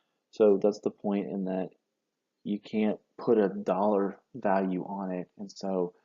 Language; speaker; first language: English; native; English